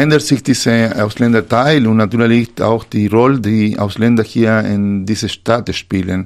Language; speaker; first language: German; non-native, fluent; Spanish